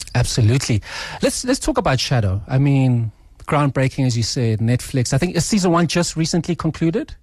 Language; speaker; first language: English; non-native, local second language; Swati